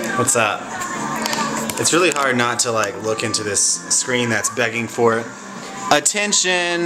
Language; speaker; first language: English; native; English